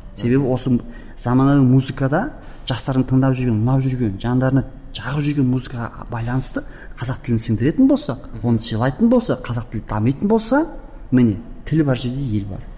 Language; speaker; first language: Kazakh; early bilingual, heritage; Kazakh